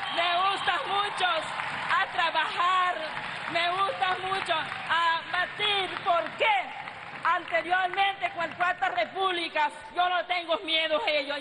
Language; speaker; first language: Spanish; non-native, local second language; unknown